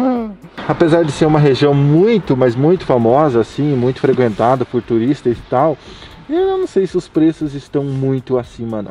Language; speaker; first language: Portuguese; native; Portuguese